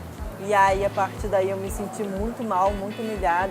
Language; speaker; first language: Portuguese; native; Portuguese